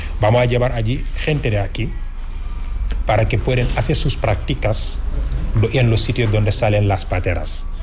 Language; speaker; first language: Spanish; non-native, fluent; Wolof